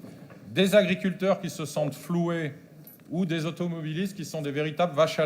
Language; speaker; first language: French; native; French